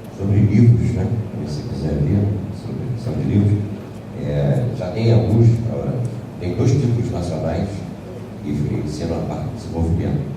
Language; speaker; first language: Portuguese; native; Portuguese